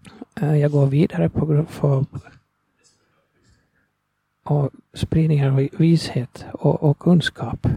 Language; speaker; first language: Swedish; non-native, fluent; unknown